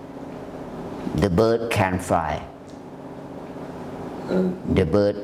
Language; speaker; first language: English; non-native, learner; Thai